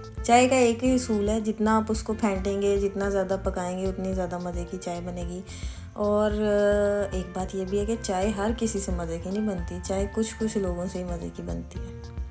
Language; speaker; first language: Urdu; native; Urdu